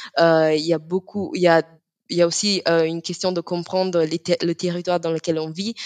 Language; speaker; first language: French; non-native, fluent; Italian